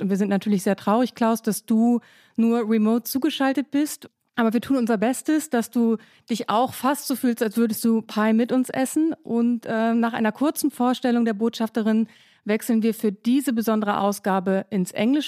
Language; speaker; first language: German; native; German